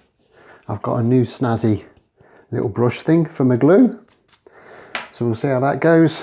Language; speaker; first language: English; native; English